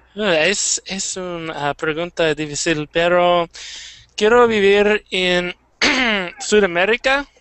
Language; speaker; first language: Spanish; non-native, learner; English